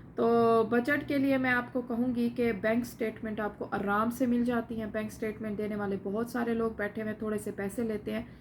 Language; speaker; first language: Urdu; non-native, local second language; Saraiki